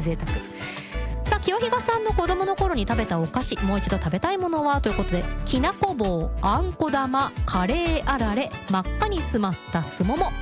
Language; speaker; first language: Japanese; native; Japanese